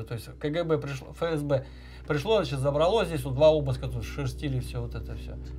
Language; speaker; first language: Russian; native; Russian